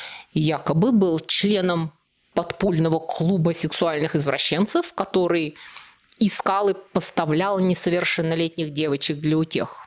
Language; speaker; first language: Russian; native; Russian